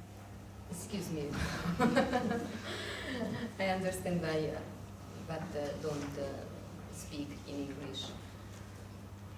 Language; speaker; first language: English; non-native, learner; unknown